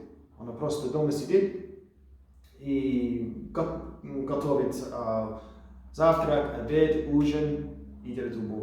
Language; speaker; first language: Russian; non-native, fluent; English